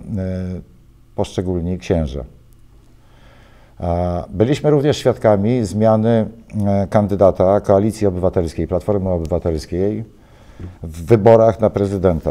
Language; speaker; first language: Polish; native; Polish